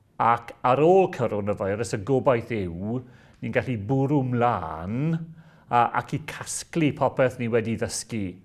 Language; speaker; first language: Welsh; non-native, local second language; English